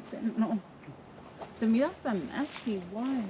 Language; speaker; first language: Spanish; early bilingual, other home language; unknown